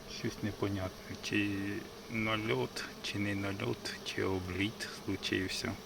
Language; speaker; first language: Ukrainian; native; Ukrainian